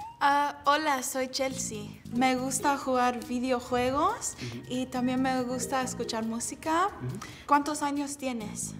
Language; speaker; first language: Spanish; early bilingual, heritage; English